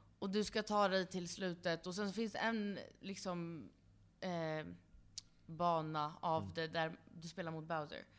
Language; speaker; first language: Swedish; early bilingual, other home language; Kurdish